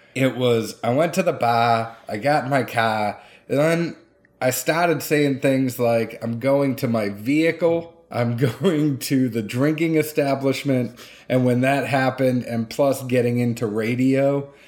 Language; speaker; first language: English; native; English